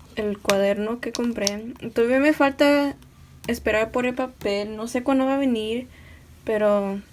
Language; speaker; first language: Spanish; early bilingual, other home language; English